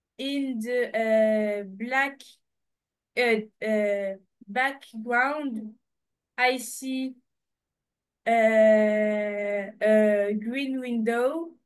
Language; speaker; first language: English; non-native, learner; French